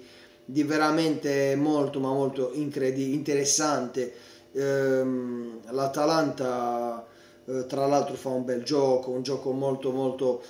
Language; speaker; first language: Italian; native; Italian